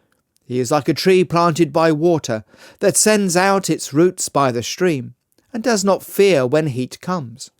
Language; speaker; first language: English; native; English